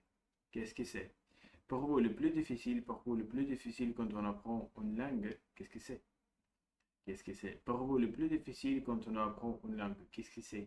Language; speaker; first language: French; non-native, learner; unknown